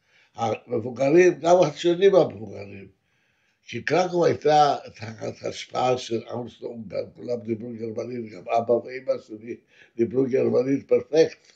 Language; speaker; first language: Hebrew; non-native, fluent; Polish